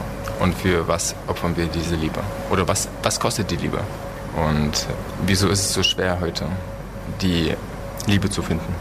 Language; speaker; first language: German; early bilingual, other home language; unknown